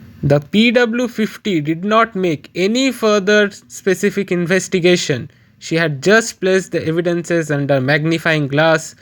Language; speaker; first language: English; non-native, local second language; Bangla